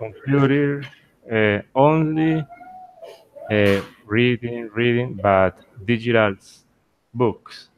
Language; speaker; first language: English; non-native, learner; Spanish